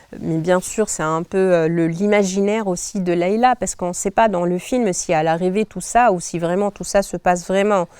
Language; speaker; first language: French; non-native, local second language; Arabic